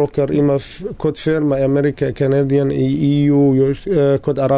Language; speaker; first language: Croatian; non-native, learner; Arabic